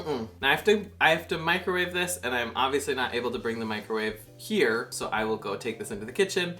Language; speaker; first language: English; native; English